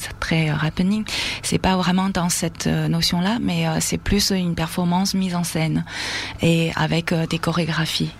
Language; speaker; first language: French; non-native, fluent; Chinese